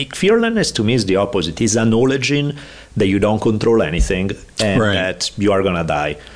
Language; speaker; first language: English; non-native, fluent; Italian